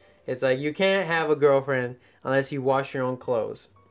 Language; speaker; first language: English; early bilingual, other home language; Spanish